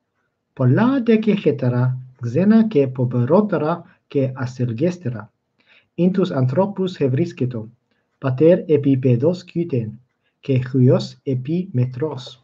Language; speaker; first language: Greek; non-native, fluent; English